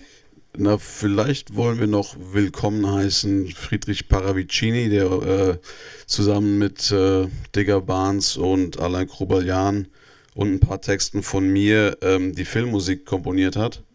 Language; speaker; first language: German; native; German